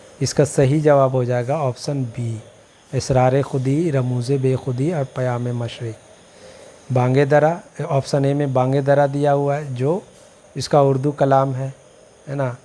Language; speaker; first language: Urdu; native; Urdu